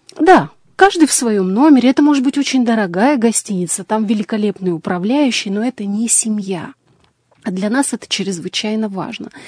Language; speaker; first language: Russian; native; Russian